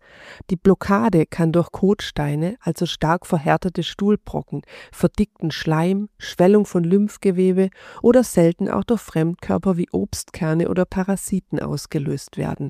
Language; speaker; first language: German; native; German